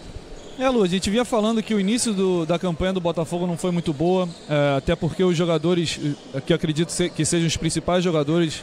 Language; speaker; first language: Portuguese; native; Portuguese